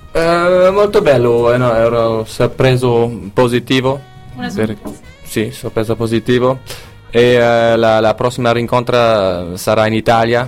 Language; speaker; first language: Italian; non-native, learner; German